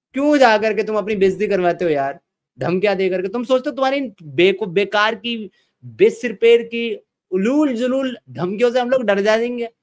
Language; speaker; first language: Hindi; native; Hindi